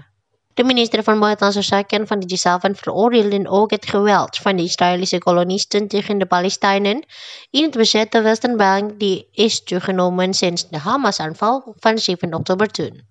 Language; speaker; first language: Dutch; non-native, fluent; Indonesian